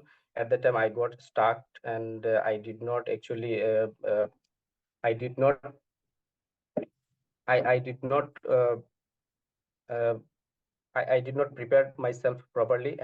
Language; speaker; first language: English; non-native, learner; Bangla